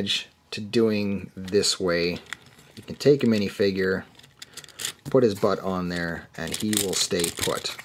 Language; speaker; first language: English; native; English